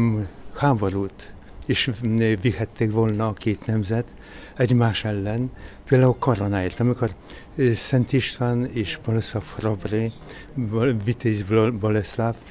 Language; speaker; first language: Hungarian; non-native, fluent; Polish